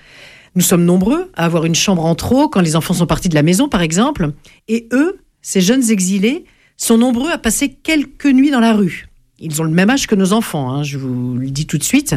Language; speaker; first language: French; native; French